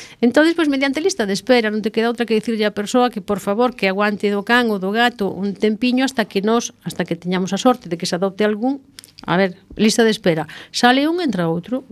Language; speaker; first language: Galician; non-native, local second language; Spanish